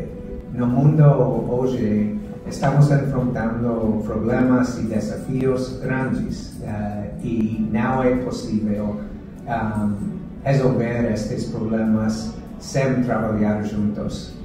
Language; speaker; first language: Portuguese; non-native, fluent; English